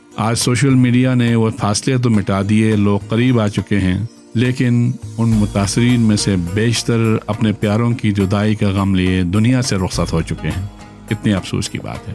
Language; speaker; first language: Urdu; non-native, local second language; Balti